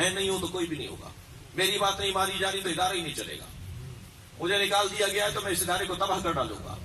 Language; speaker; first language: Urdu; native; Urdu